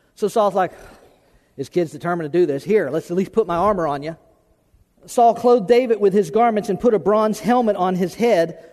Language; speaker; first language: English; native; English